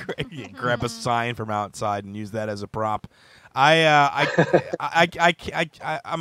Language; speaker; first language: English; native; English